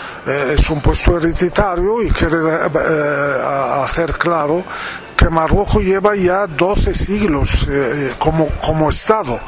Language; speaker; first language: Spanish; non-native, fluent; Arabic